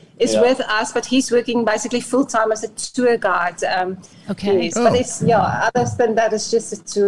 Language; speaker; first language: English; non-native, local second language; Afrikaans